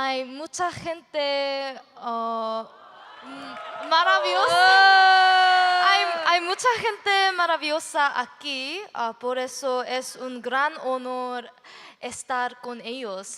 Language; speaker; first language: Spanish; non-native, learner; English